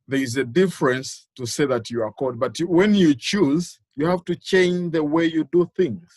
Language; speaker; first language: English; non-native, local second language; Ganda